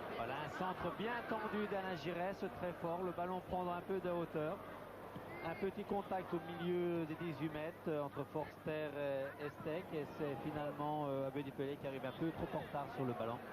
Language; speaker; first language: French; native; French